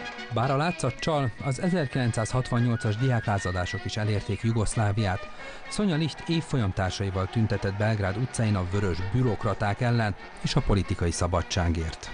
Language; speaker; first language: Hungarian; native; Hungarian